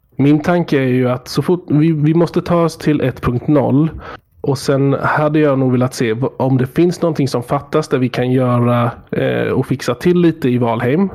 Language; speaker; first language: Swedish; native; Swedish